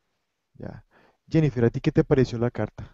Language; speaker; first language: Spanish; native; Spanish